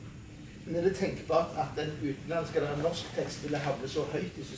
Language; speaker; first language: Norwegian; native; Norwegian